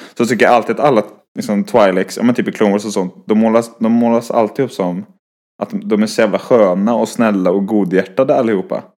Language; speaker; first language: Swedish; native; Swedish